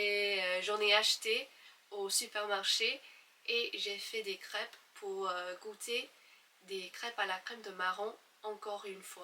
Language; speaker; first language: French; non-native, fluent; English